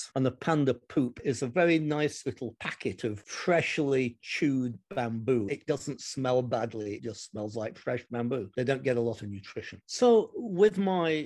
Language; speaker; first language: English; native; English